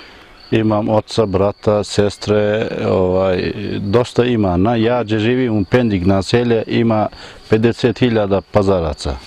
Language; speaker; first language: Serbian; early bilingual, heritage; Serbian